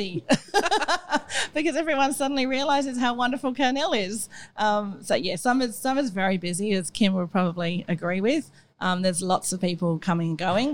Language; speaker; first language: English; native; English